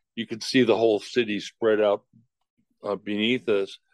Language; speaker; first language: English; native; English